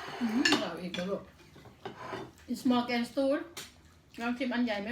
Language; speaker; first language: Swedish; non-native, fluent; Thai